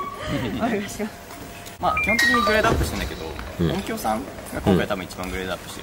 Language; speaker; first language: Japanese; native; Japanese